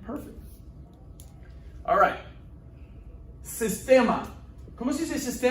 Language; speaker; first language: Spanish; non-native, fluent; English